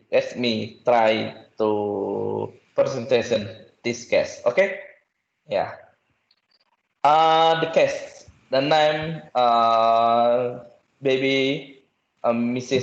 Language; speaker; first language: English; non-native, learner; Indonesian